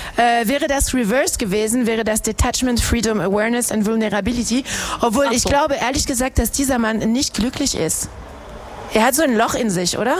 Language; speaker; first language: German; non-native, fluent; French